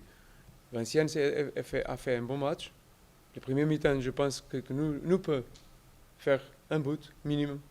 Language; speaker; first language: French; non-native, learner; Portuguese